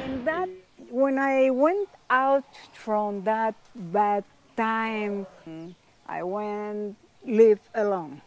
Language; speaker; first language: English; non-native, learner; Spanish